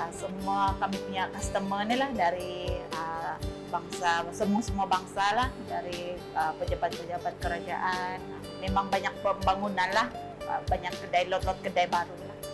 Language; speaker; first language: Malay; non-native, local second language; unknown